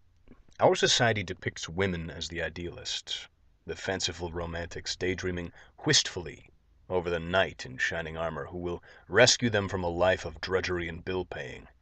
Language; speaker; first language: English; native; English